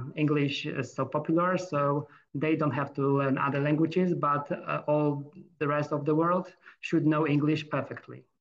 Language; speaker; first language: English; non-native, fluent; Polish